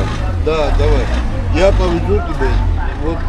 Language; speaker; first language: Russian; non-native, learner; Georgian